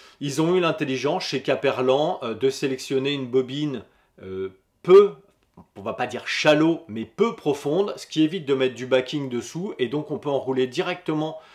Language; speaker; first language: French; native; French